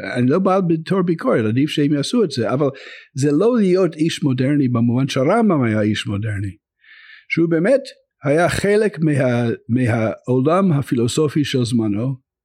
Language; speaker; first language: Hebrew; non-native, fluent; English